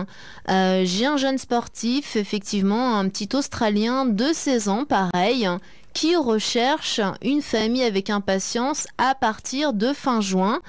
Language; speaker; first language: French; native; French